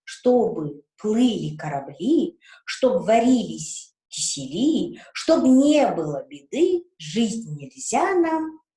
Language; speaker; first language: Russian; non-native, local second language; Kazakh